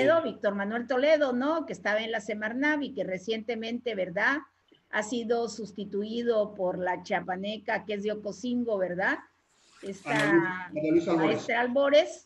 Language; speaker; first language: Spanish; native; Spanish